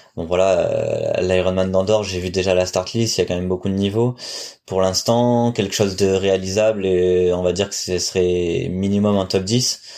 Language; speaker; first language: French; native; French